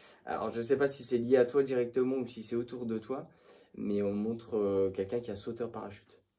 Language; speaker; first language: French; native; French